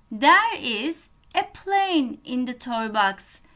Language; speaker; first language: English; non-native, fluent; Turkish